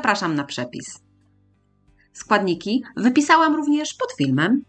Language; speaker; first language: Polish; native; Polish